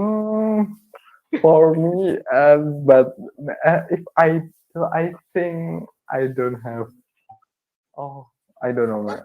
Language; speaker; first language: English; non-native, learner; Indonesian